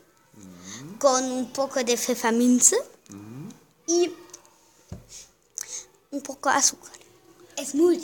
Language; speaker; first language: Spanish; non-native, learner; German